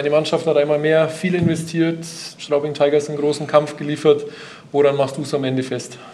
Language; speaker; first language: German; native; German